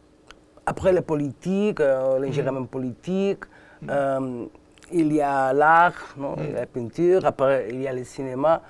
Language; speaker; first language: French; non-native, learner; Catalan